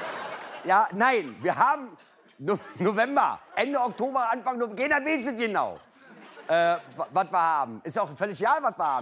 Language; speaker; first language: German; native; German